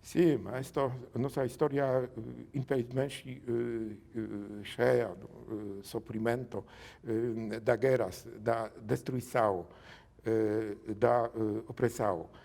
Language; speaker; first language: Portuguese; non-native, learner; Polish